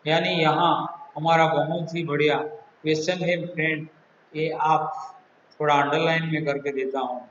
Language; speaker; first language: Hindi; non-native, local second language; Gujarati